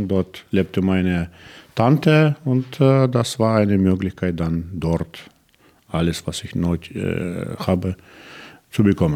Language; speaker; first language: German; non-native, learner; Russian